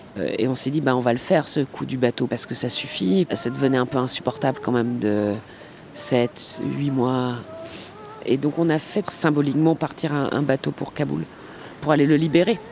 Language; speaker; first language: French; native; French